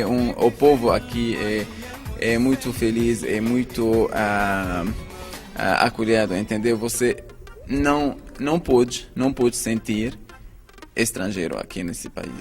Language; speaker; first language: Portuguese; non-native, fluent; Arabic